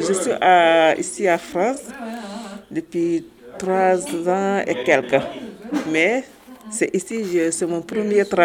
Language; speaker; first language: French; non-native, learner; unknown